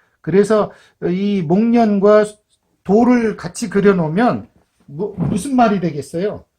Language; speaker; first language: Korean; native; Korean